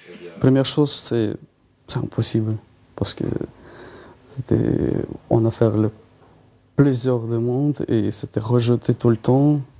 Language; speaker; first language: French; non-native, learner; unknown